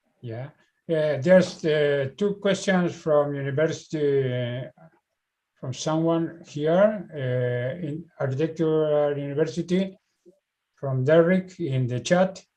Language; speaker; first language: English; non-native, learner; Spanish